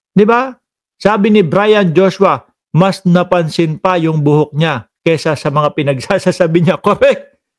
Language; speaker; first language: Filipino; non-native, local second language; Cebuano